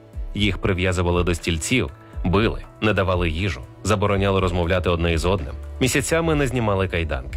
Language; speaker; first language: Ukrainian; native; Ukrainian